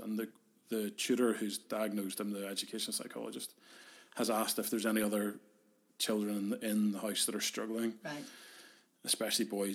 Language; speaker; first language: English; native; English